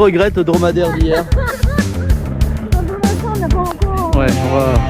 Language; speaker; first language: French; native; French